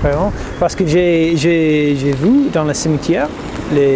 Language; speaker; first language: French; non-native, fluent; English